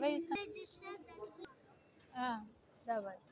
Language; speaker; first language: Russian; non-native, fluent; Filipino